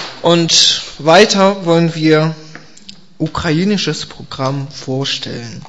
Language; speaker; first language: German; non-native, learner; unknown